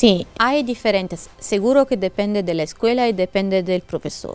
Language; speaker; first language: Spanish; non-native, fluent; Italian